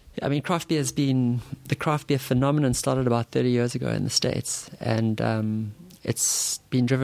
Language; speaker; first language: English; native; English